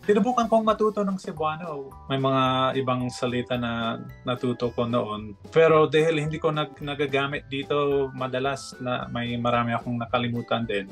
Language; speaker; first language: Filipino; non-native, fluent; English